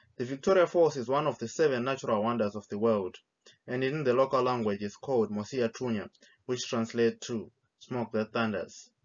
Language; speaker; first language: English; non-native, local second language; Shona